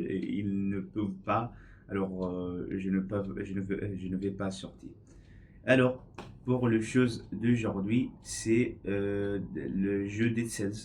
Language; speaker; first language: French; non-native, learner; English